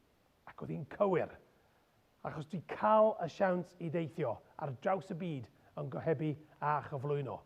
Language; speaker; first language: Welsh; non-native, local second language; English